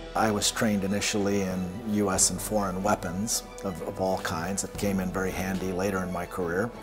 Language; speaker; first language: English; native; English